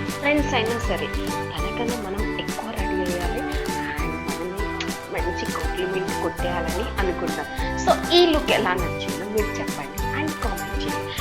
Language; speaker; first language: Telugu; non-native, local second language; Marathi